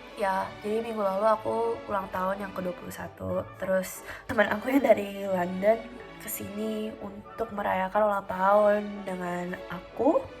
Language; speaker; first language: Indonesian; native; Indonesian